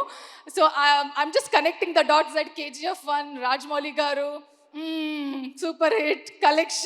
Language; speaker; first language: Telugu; non-native, learner; Kannada